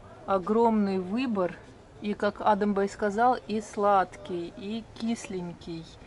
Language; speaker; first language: Russian; native; Russian